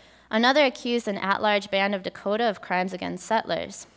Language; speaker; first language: English; native; English